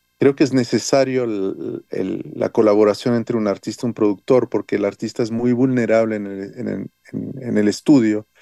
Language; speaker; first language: Spanish; early bilingual, heritage; French